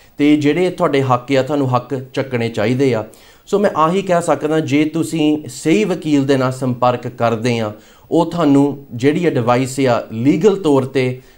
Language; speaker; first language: Punjabi; early bilingual, heritage; Punjabi